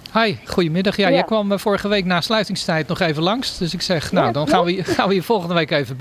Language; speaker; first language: Dutch; native; Dutch